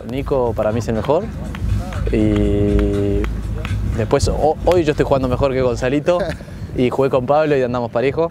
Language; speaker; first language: Spanish; native; Spanish